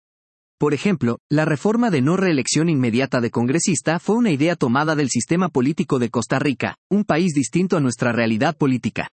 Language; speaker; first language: Spanish; native; Spanish